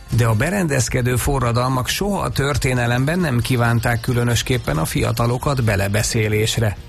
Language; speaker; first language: Hungarian; native; Hungarian